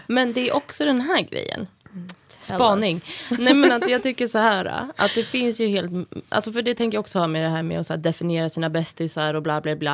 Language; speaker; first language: Swedish; native; Swedish